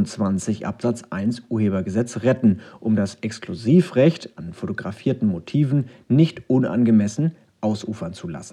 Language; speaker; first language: German; native; German